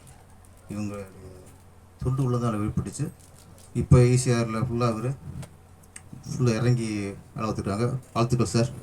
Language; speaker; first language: Tamil; native; Tamil